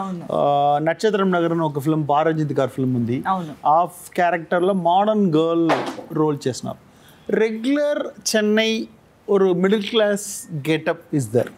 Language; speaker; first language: Telugu; non-native, learner; Tamil